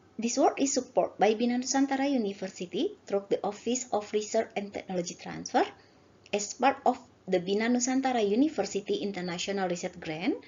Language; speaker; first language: English; non-native, learner; Indonesian